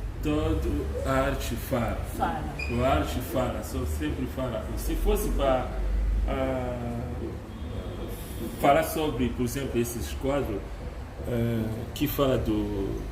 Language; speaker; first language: Portuguese; non-native, learner; Luba-Lulua